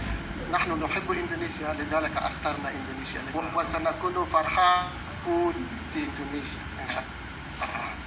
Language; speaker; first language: Arabic; non-native, fluent; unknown